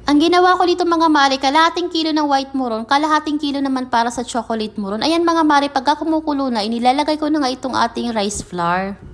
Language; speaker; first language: Filipino; non-native, local second language; Waray